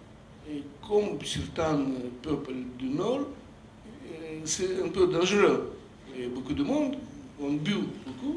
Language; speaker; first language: French; non-native, fluent; Russian